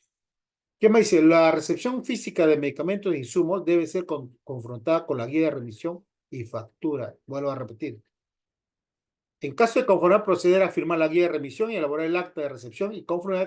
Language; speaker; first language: Spanish; native; Spanish